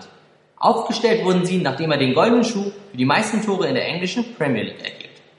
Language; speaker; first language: German; native; German